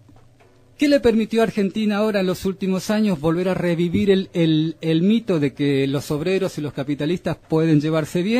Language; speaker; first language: Spanish; native; Spanish